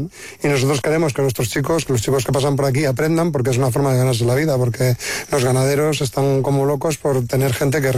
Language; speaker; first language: Spanish; native; Spanish